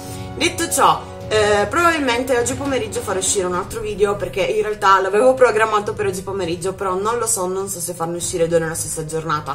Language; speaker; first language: Italian; native; Italian